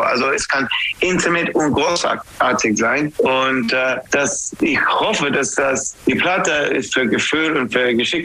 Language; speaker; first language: German; non-native, learner; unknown